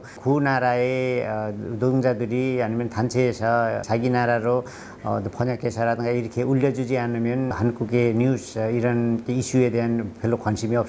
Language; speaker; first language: Korean; non-native, fluent; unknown